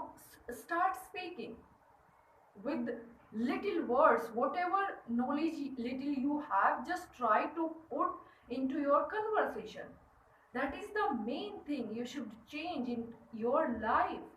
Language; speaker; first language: English; non-native, learner; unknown